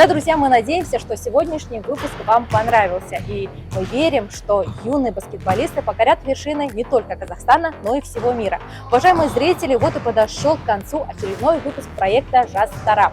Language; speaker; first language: Russian; native; Russian